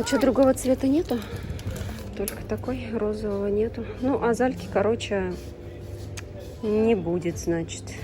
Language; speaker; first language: Russian; native; Russian